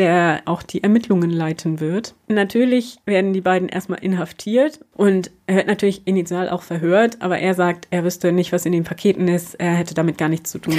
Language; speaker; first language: German; native; German